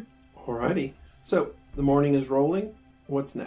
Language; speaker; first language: English; native; English